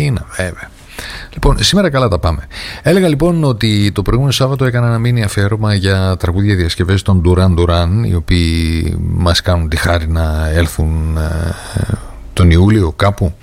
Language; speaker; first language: Greek; native; Greek